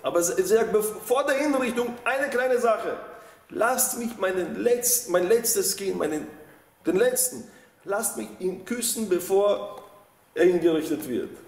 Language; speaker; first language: German; non-native, fluent; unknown